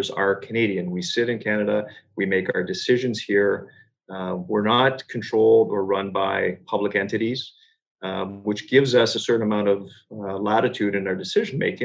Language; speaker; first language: English; native; English